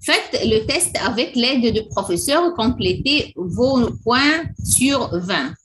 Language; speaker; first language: French; non-native, fluent; Arabic